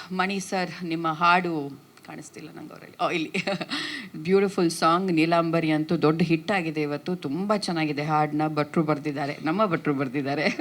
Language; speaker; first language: Kannada; native; Kannada